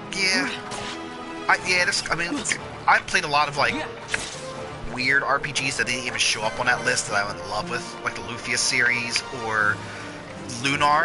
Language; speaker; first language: English; native; English